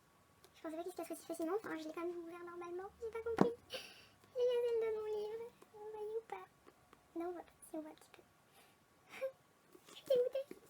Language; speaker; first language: French; native; French